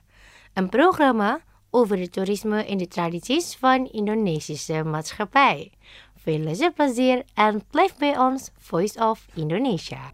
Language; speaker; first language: Dutch; non-native, learner; Indonesian